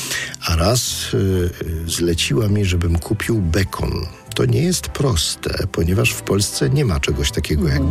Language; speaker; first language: Polish; native; Polish